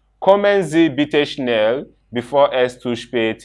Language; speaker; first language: German; non-native, fluent; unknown